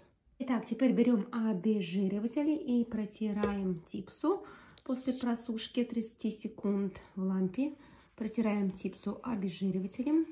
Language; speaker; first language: Russian; native; Russian